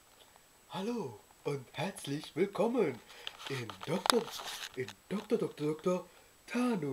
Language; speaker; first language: German; early bilingual, other home language; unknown